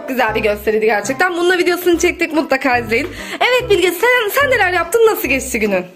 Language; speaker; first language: Turkish; native; Turkish